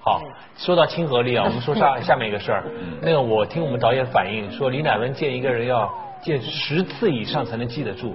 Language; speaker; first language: Chinese; native; Chinese